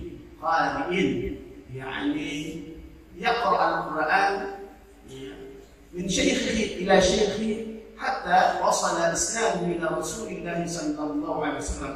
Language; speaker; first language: Arabic; non-native, fluent; Indonesian